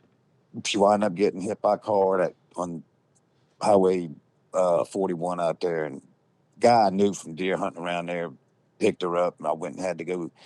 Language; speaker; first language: English; native; English